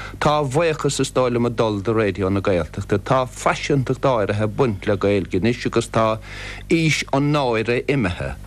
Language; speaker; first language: Irish; native; Irish